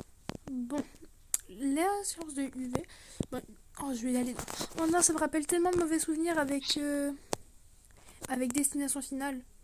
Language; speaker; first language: French; native; French